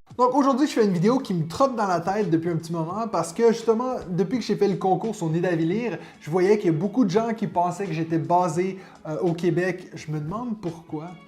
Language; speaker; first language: French; native; French